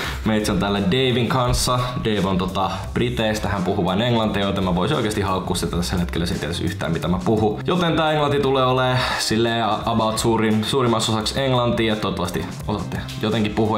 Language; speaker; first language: Finnish; native; Finnish